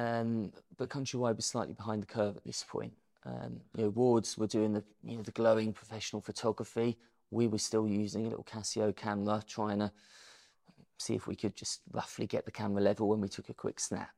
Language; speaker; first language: English; native; English